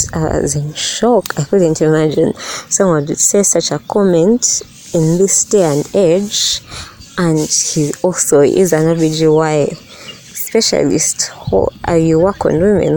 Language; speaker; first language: English; non-native, local second language; Ganda